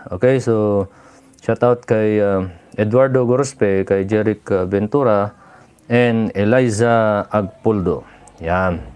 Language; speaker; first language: Filipino; non-native, local second language; Iloko